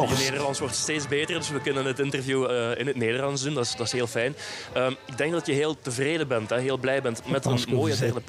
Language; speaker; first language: Dutch; native; Dutch